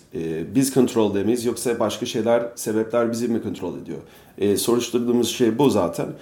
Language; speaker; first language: Turkish; non-native, fluent; English